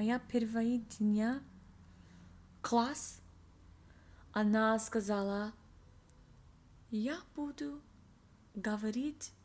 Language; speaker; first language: Russian; non-native, learner; English